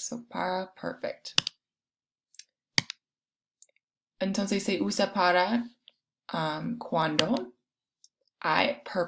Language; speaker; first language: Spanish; non-native, fluent; English